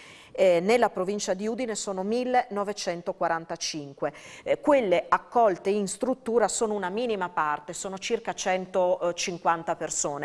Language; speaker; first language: Italian; native; Italian